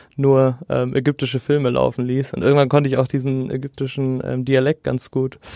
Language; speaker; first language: German; early bilingual, other home language; Arabic